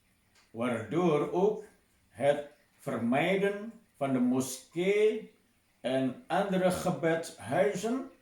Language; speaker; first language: Dutch; non-native, fluent; Indonesian